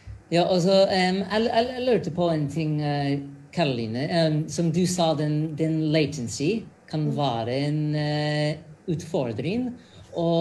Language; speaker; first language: Norwegian; non-native, fluent; English